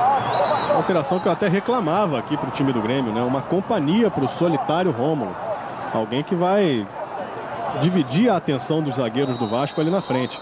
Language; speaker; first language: Portuguese; native; Portuguese